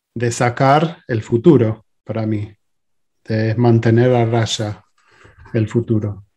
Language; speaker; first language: Spanish; non-native, fluent; English